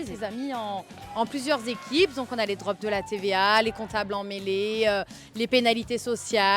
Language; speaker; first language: French; native; French